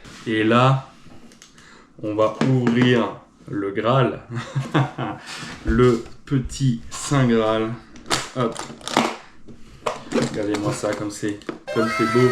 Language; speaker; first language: French; native; French